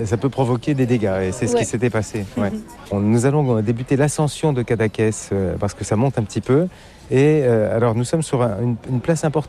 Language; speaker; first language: French; native; French